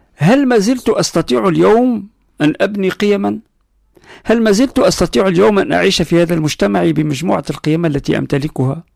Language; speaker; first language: Arabic; non-native, local second language; Berber languages